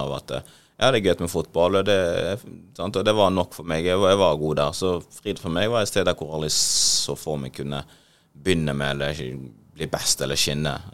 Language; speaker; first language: Norwegian; early bilingual, other home language; Swahili